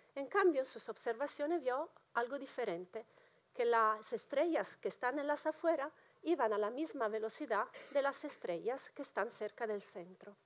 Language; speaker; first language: Spanish; non-native, fluent; Italian